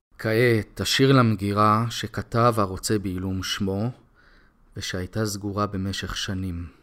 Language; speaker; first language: Hebrew; native; Hebrew